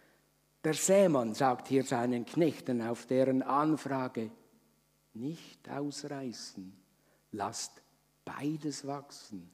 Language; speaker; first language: German; native; German